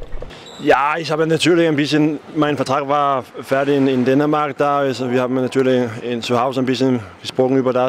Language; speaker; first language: German; non-native, learner; Danish